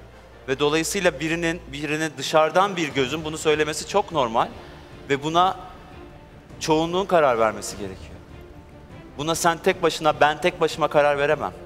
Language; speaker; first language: Turkish; native; Turkish